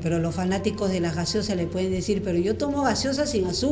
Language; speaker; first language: Spanish; native; Spanish